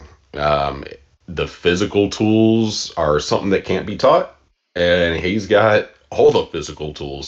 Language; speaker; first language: English; native; English